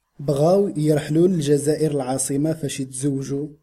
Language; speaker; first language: Arabic; native; Arabic